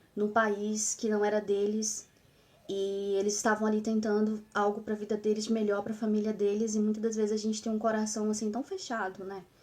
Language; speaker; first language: Portuguese; native; Portuguese